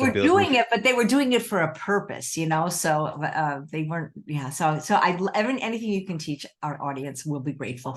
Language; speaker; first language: English; native; English